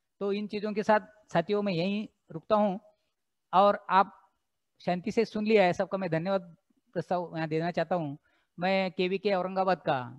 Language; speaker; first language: Hindi; non-native, local second language; Marathi